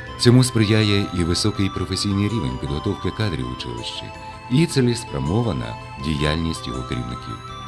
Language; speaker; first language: Ukrainian; native; Ukrainian